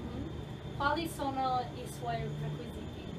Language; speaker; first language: Italian; non-native, learner; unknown